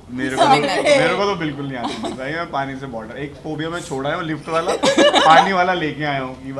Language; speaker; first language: Hindi; native; Hindi